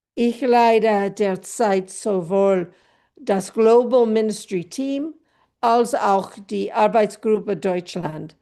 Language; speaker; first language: German; non-native, fluent; English